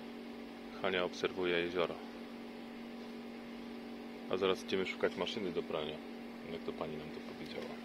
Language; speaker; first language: Polish; native; Polish